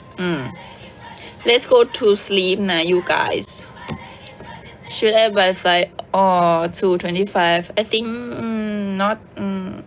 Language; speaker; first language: English; non-native, learner; Thai